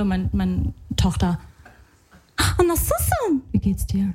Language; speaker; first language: German; early bilingual, other home language; Arabic